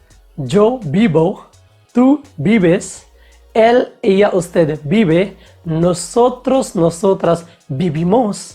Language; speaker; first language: Spanish; non-native, fluent; Hindi